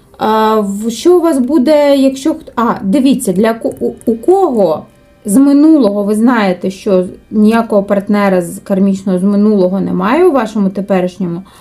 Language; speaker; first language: Ukrainian; non-native, local second language; Russian